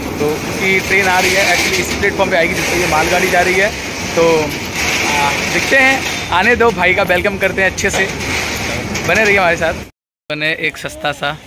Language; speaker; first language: Hindi; native; Hindi